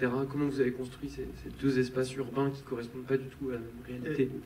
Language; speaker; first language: French; native; French